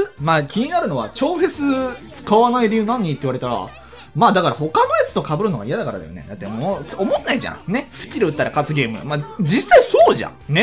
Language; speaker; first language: Japanese; native; Japanese